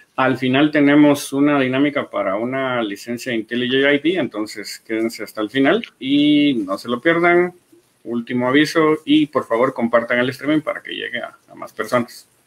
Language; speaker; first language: Spanish; native; Spanish